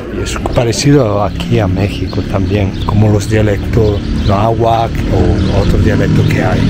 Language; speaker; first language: Spanish; non-native, local second language; Venetian